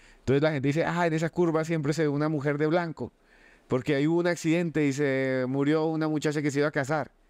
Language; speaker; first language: Spanish; native; Spanish